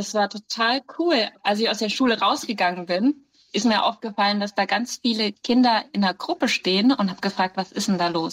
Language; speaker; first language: German; native; German